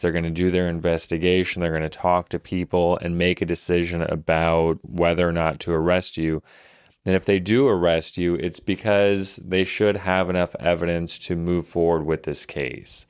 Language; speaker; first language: English; native; English